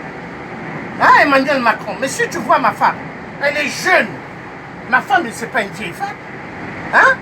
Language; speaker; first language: French; native; French